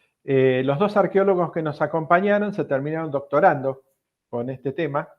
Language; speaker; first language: Spanish; native; Spanish